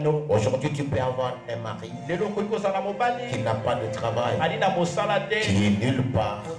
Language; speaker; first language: French; non-native, local second language; Lingala